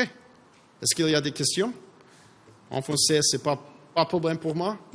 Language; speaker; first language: French; non-native, learner; English